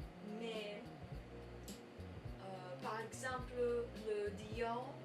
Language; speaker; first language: French; non-native, learner; English